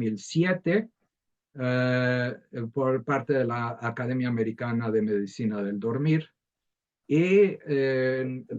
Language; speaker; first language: Spanish; native; Spanish